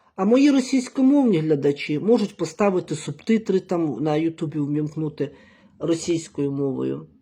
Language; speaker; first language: Ukrainian; native; Ukrainian